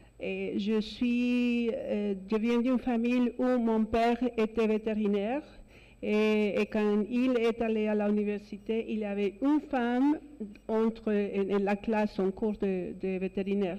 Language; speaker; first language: French; non-native, fluent; Spanish